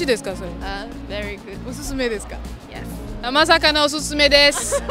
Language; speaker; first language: Japanese; non-native, learner; English